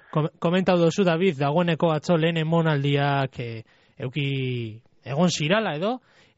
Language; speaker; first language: Basque; native; Basque